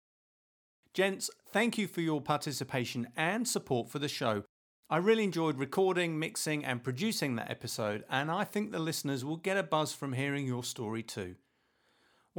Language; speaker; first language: English; native; English